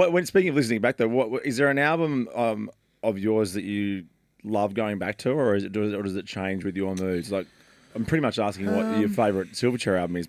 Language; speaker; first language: English; native; English